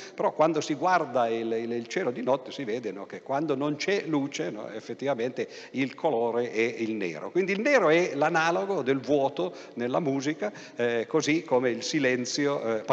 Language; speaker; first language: Italian; native; Italian